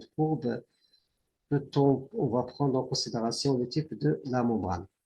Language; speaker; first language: French; non-native, local second language; Arabic